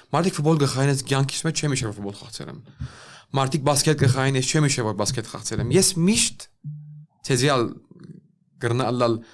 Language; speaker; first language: Armenian; early bilingual, heritage; Armenian